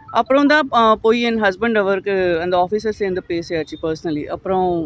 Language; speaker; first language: Tamil; non-native, learner; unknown